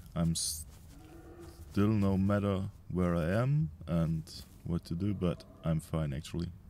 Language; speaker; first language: English; non-native, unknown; German